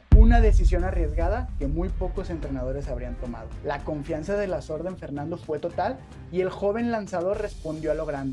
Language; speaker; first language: Spanish; native; Spanish